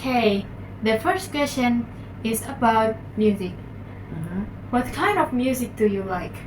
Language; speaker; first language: English; non-native, learner; Indonesian